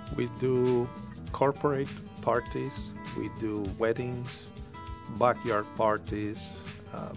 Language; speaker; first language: English; non-native, fluent; Spanish